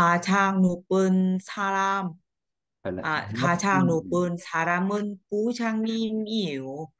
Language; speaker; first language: Korean; non-native, learner; Vietnamese